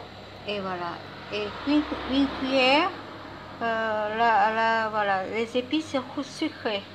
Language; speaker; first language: French; non-native, fluent; Vietnamese